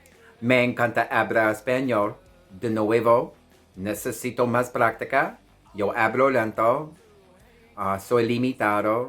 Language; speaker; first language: Spanish; non-native, learner; English